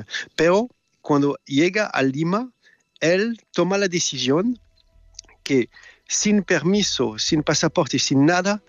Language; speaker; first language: Spanish; non-native, fluent; French